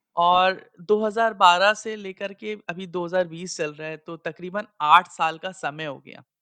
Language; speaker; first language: Hindi; native; Hindi